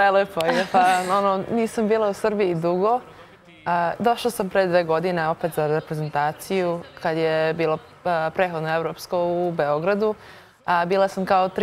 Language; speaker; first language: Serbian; early bilingual, heritage; Serbian